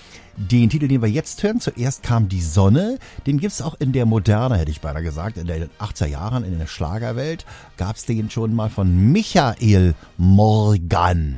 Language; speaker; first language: German; native; German